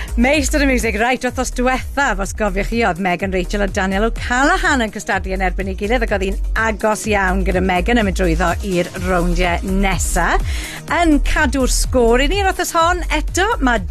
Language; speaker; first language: Welsh; native; Welsh